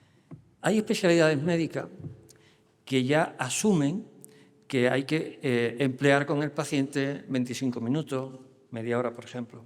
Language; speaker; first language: Spanish; native; Spanish